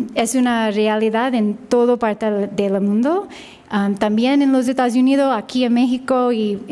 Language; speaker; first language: Spanish; non-native, learner; English